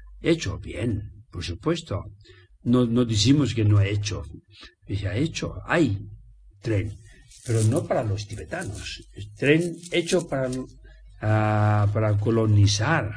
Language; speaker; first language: Spanish; non-native, learner; Tibetan